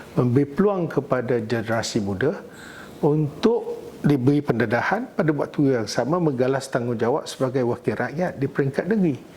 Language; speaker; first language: Malay; non-native, local second language; Chinese